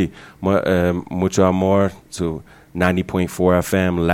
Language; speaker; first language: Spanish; non-native, learner; English